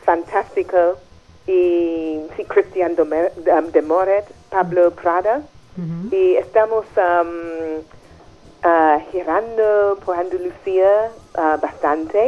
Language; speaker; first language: Spanish; non-native, fluent; English